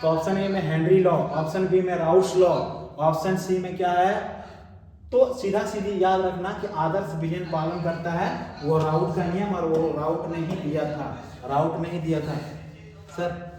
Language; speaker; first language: Hindi; native; Hindi